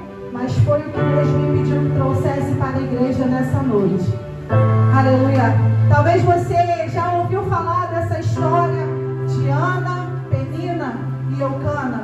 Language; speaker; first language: Portuguese; native; Portuguese